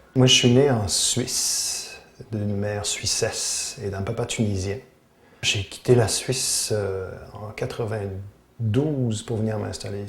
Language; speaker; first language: French; native; French